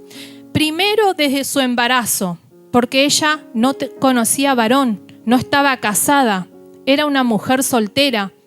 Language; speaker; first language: Spanish; native; Spanish